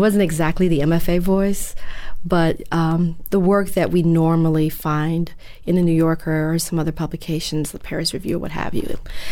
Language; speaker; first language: English; native; English